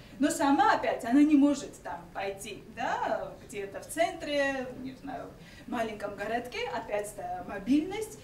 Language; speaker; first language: Russian; non-native, local second language; Georgian